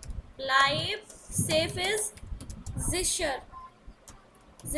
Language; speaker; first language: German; non-native, fluent; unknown